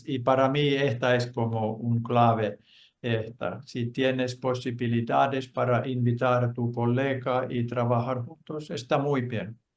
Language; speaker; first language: Spanish; non-native, fluent; Finnish